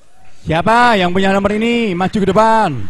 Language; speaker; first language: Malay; non-native, local second language; Javanese